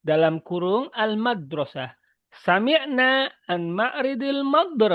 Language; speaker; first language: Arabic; non-native, fluent; Indonesian